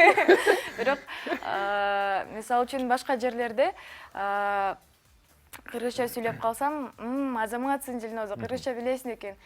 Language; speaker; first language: Kyrgyz; non-native, local second language; Uyghur